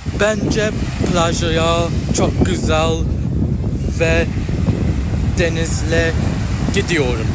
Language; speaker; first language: Turkish; non-native, learner; English